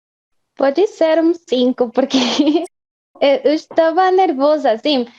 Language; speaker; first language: Portuguese; non-native, fluent; Spanish